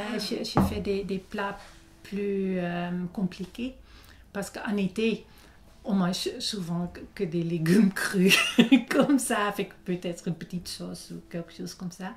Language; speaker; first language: French; non-native, fluent; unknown